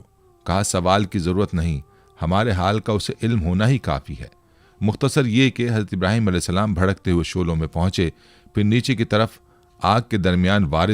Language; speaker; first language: Urdu; native; Urdu